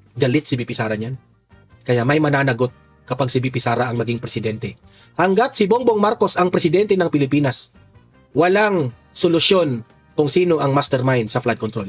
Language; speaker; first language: Filipino; non-native, local second language; Cebuano